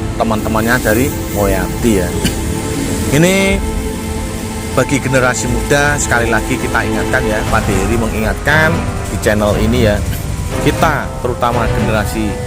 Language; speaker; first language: Indonesian; non-native, local second language; Javanese